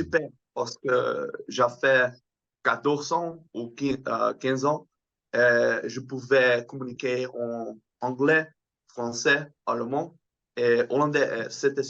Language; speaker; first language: French; non-native, fluent; Dutch